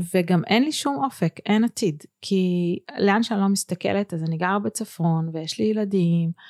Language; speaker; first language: Hebrew; native; Hebrew